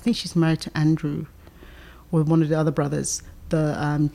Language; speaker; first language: English; native; English